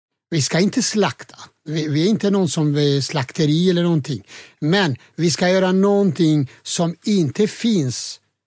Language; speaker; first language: Swedish; non-native, fluent; Albanian